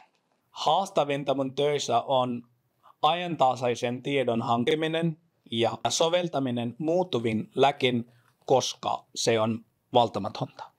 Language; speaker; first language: Finnish; non-native, fluent; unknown